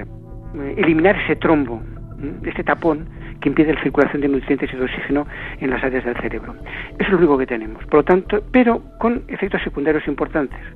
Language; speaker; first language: Spanish; native; Spanish